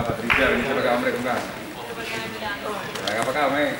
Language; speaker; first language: Spanish; native; Spanish